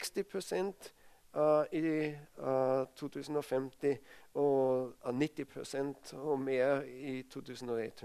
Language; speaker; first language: Norwegian; non-native, fluent; German